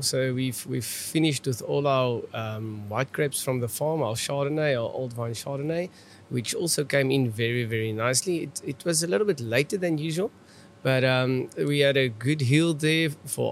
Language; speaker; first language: English; non-native, local second language; Afrikaans